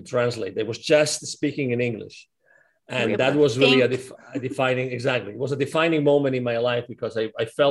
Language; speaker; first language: English; non-native, fluent; Spanish